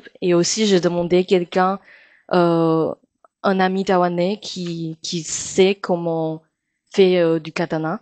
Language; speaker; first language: French; non-native, fluent; Chinese